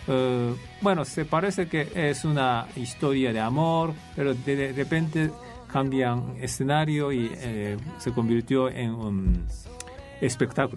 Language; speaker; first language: Spanish; non-native, fluent; Japanese